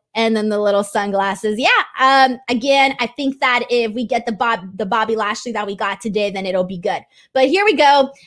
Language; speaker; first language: English; native; English